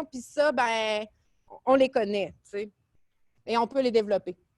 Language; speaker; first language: French; native; French